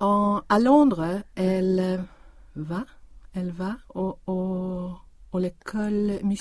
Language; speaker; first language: French; non-native, learner; Swedish